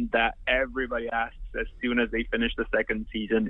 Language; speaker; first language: English; non-native, fluent; Portuguese